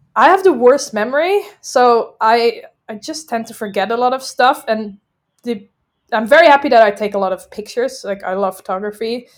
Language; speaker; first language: English; non-native, fluent; Dutch